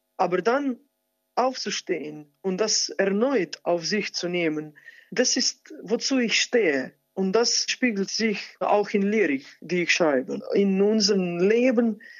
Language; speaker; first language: German; non-native, fluent; Slovenian